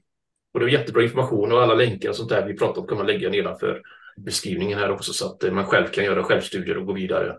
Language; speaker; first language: Swedish; native; Swedish